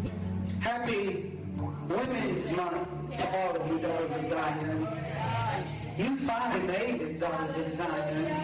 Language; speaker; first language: English; native; English